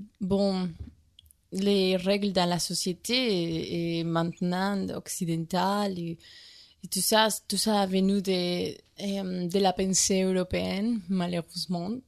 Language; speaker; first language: French; non-native, learner; Spanish